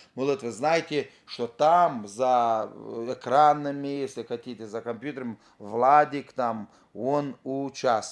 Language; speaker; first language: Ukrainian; non-native, local second language; Russian